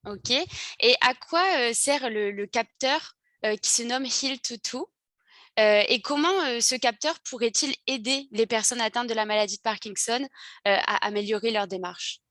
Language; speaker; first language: French; native; French